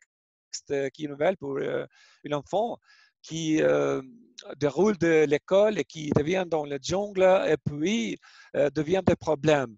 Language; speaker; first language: French; non-native, learner; Albanian